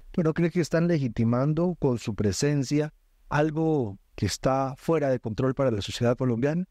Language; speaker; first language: Spanish; native; Spanish